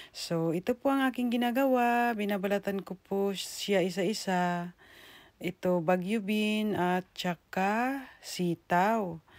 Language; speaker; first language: Filipino; non-native, local second language; Hiligaynon